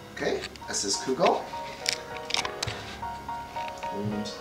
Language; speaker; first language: German; non-native, learner; English